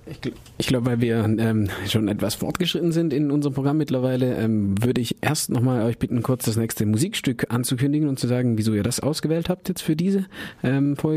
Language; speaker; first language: German; native; German